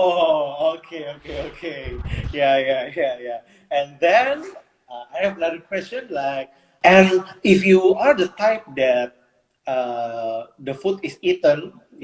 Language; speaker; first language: English; non-native, fluent; Indonesian